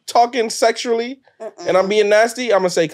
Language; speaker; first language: English; native; English